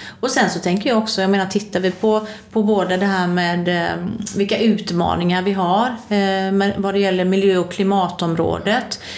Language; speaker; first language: Swedish; native; Swedish